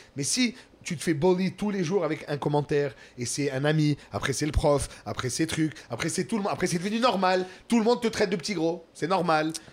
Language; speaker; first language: French; native; French